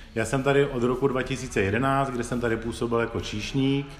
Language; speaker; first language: Czech; early bilingual, other home language; Greek